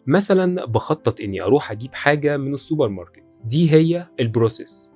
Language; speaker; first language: Arabic; native; Arabic